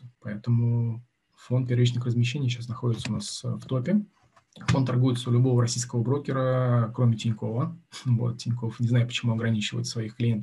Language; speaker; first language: Russian; native; Russian